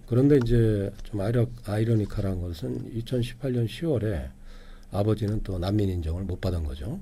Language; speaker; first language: Korean; native; Korean